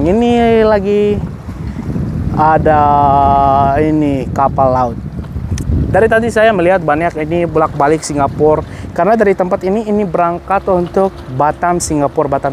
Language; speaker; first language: Indonesian; non-native, fluent; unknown